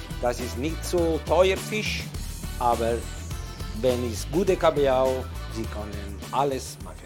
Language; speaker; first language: German; non-native, learner; Italian